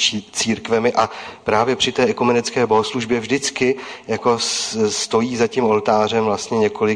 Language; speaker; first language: Czech; native; Czech